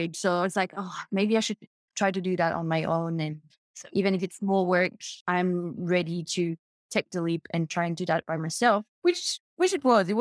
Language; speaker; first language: English; non-native, fluent; French